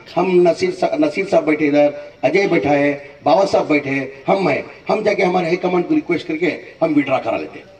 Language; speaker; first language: Hindi; non-native, local second language; Urdu